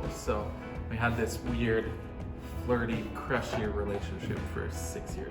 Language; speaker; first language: English; native; English